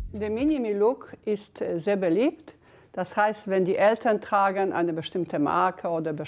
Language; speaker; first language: German; non-native, fluent; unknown